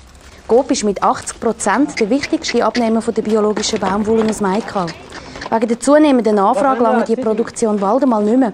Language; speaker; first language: German; native; German